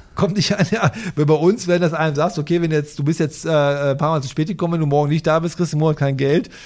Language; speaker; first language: German; native; German